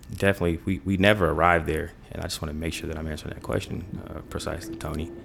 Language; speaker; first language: English; native; English